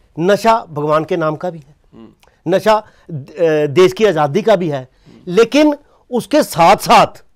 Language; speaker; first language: Hindi; non-native, local second language; Punjabi